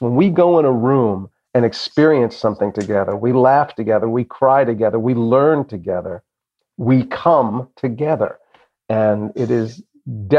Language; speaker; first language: English; native; English